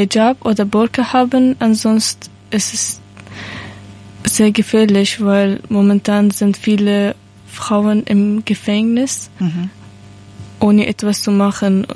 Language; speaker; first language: German; non-native, learner; Persian